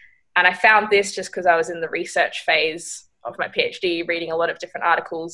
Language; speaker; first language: English; native; English